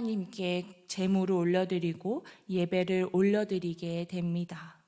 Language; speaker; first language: Korean; native; Korean